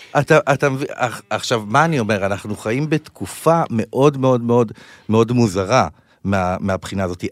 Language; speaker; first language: Hebrew; native; Hebrew